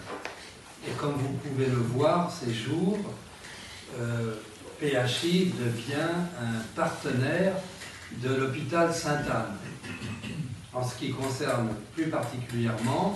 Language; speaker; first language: French; native; French